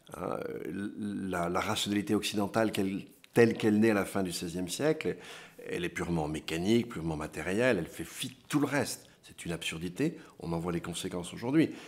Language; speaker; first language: French; native; French